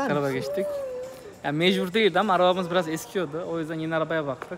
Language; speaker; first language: Turkish; native; Turkish